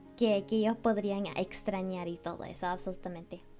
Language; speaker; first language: Spanish; non-native, learner; English